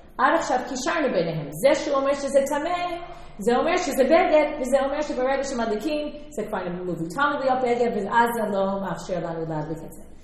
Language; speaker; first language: Hebrew; non-native, fluent; English